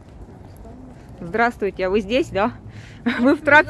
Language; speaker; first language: Russian; native; Russian